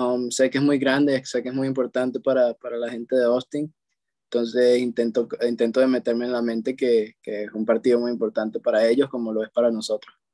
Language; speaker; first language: Spanish; native; Spanish